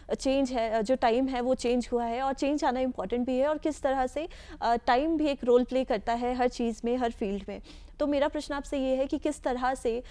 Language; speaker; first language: Hindi; native; Hindi